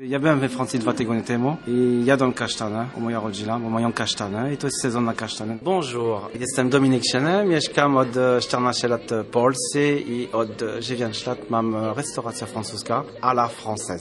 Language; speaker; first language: Polish; non-native, learner; French